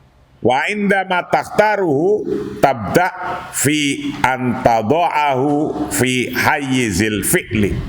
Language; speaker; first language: Arabic; non-native, fluent; Indonesian